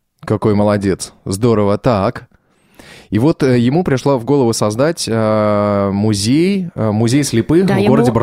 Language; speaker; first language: Russian; non-native, learner; Czech